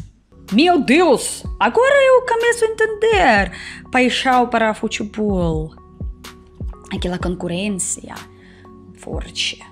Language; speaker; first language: Portuguese; non-native, learner; Russian